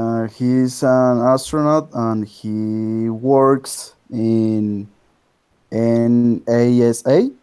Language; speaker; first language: English; non-native, learner; Spanish